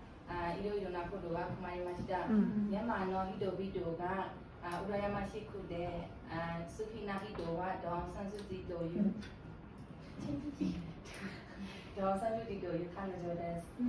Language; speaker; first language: Japanese; non-native, learner; Burmese